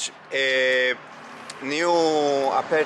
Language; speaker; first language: English; non-native, learner; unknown